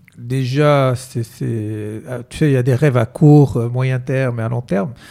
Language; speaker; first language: French; non-native, local second language; Arabic